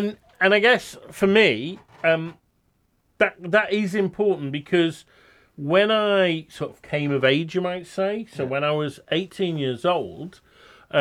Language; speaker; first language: English; native; English